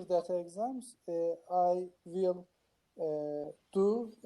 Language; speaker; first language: English; non-native, learner; Turkish